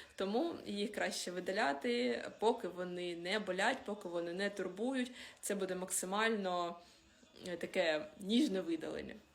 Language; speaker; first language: Ukrainian; non-native, local second language; Russian